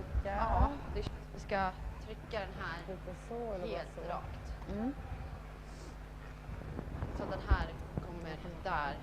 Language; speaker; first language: Swedish; native; Swedish